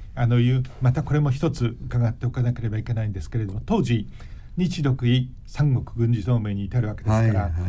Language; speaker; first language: Japanese; native; Japanese